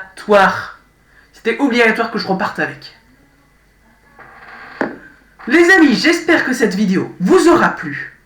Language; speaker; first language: French; native; French